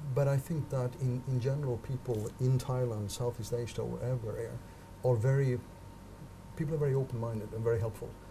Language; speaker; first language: English; non-native, fluent; Swedish